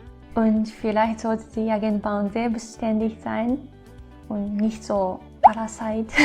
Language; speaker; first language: German; non-native, fluent; Japanese